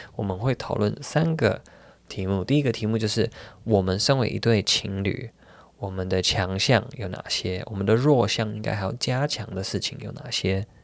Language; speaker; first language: Chinese; native; Chinese